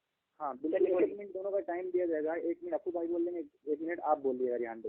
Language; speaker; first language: Hindi; native; Hindi